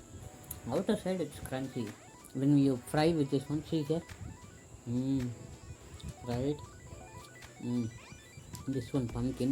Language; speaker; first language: English; non-native, local second language; Tamil